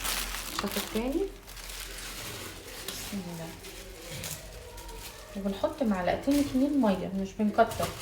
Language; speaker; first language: Arabic; native; Arabic